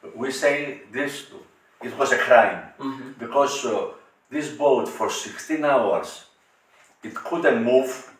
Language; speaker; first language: English; non-native, learner; Greek